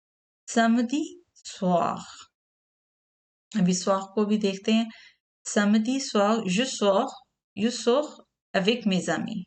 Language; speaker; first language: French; non-native, learner; Urdu